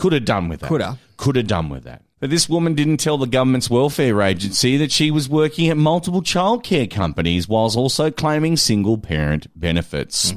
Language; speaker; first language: English; native; English